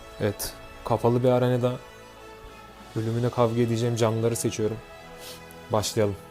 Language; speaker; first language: Turkish; native; Turkish